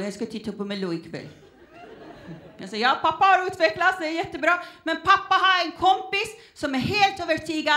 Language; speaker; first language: Swedish; non-native, fluent; Persian